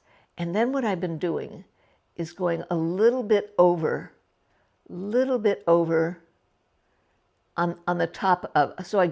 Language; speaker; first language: English; native; English